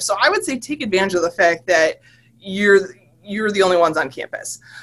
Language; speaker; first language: English; native; English